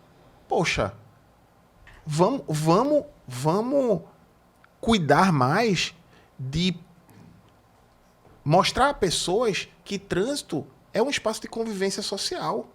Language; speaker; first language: Portuguese; native; Portuguese